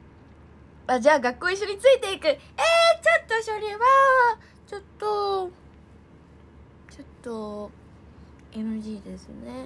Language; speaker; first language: Japanese; native; Japanese